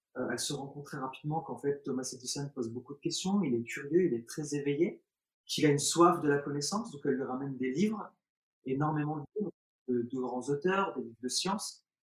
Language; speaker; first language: French; early bilingual, other home language; Arabic